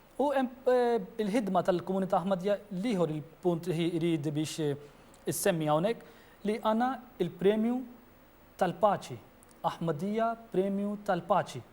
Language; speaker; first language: Maltese; non-native, fluent; Urdu